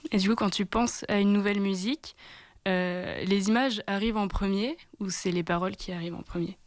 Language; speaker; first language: French; native; French